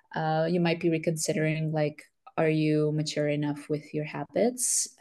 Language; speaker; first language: English; early bilingual, other home language; Macedonian